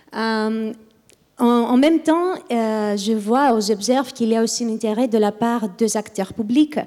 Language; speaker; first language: French; non-native, fluent; Greek